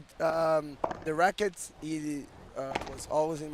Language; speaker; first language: English; non-native, fluent; Portuguese